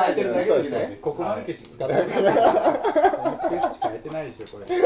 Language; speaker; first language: Japanese; native; Japanese